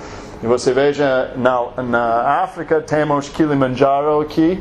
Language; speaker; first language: Portuguese; non-native, learner; English